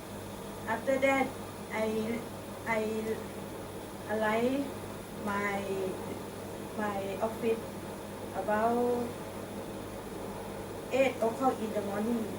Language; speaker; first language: English; non-native, learner; Thai